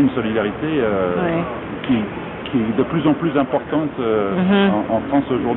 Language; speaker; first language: French; non-native, fluent; English